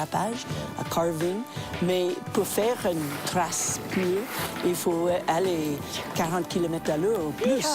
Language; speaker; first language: French; non-native, local second language; English